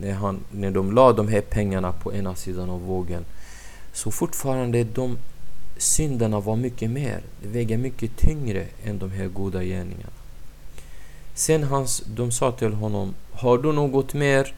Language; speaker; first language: Swedish; non-native, fluent; Arabic